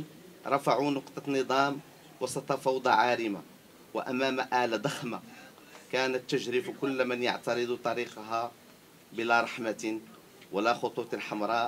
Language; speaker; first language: Arabic; native; Arabic